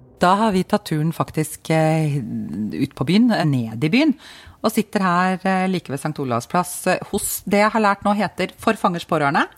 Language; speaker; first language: Norwegian; native; Norwegian